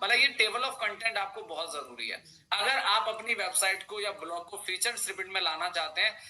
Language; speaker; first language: Hindi; native; Hindi